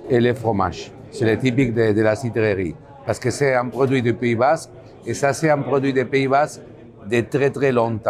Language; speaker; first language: French; non-native, learner; Basque